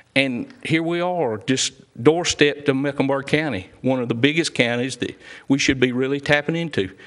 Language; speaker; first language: English; native; English